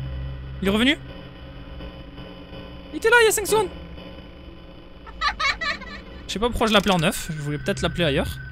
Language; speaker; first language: French; native; French